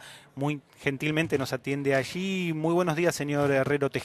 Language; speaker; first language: Spanish; native; Spanish